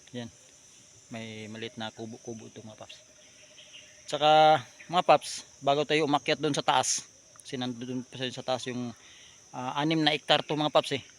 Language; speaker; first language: Filipino; non-native, local second language; Cebuano